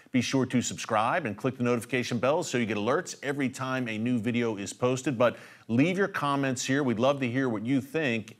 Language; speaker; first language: English; native; English